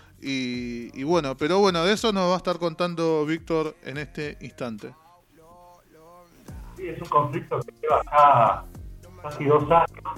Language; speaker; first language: Spanish; native; Spanish